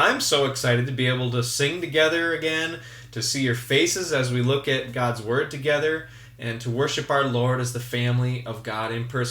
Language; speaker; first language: English; native; English